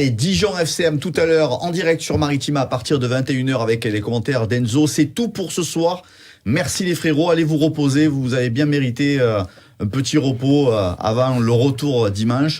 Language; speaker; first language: French; native; French